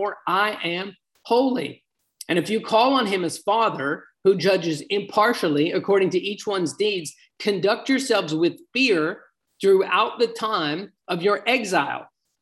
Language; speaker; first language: English; native; English